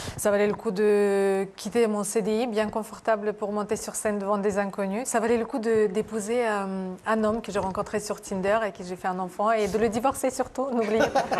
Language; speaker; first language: French; non-native, fluent; Russian